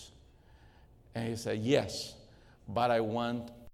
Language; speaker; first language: English; non-native, fluent; Portuguese